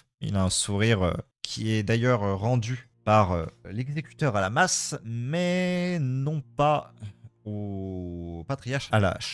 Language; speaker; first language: French; native; French